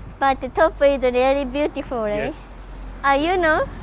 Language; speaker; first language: English; non-native, learner; Japanese